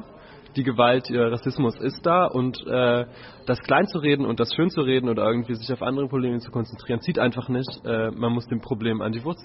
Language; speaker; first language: German; native; German